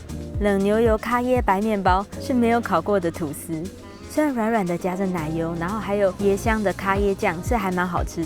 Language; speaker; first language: Chinese; native; Chinese